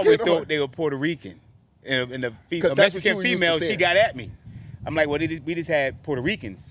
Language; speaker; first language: English; native; English